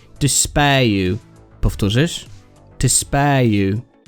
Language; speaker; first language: English; non-native, fluent; Polish